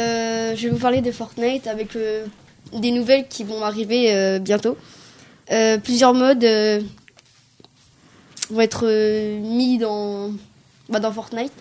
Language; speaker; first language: French; native; French